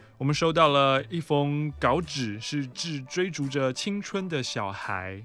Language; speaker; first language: Chinese; native; Chinese